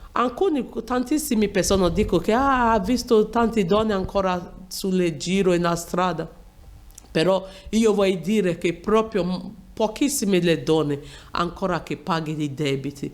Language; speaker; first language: Italian; non-native, learner; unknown